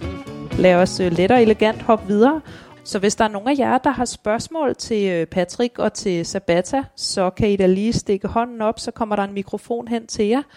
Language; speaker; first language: Danish; native; Danish